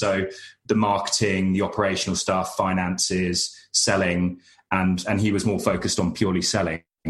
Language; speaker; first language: English; native; English